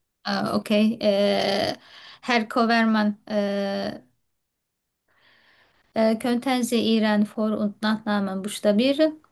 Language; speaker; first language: German; non-native, fluent; Turkish